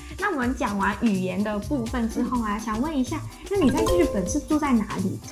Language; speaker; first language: Chinese; non-native, local second language; Cantonese